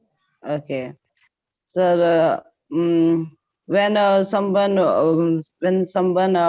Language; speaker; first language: English; non-native, learner; Hindi